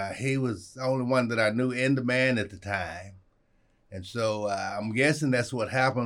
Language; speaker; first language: English; native; English